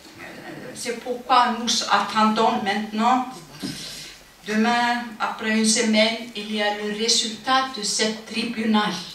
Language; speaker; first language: French; non-native, learner; Icelandic